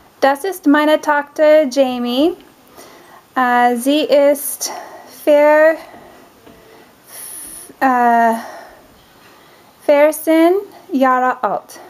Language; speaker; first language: German; non-native, learner; English